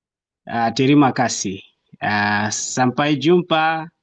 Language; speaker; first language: Indonesian; non-native, learner; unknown